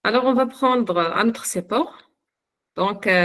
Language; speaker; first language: French; non-native, local second language; Arabic